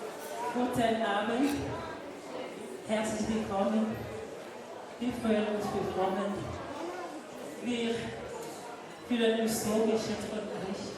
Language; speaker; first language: German; non-native, learner; French